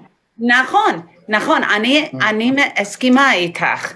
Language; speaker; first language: Hebrew; non-native, learner; English